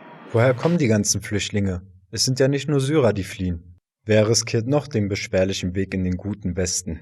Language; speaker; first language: German; native; German